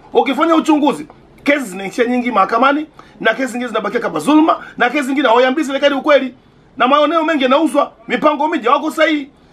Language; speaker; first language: Swahili; native; Swahili